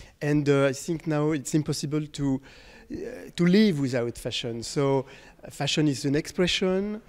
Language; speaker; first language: English; non-native, fluent; French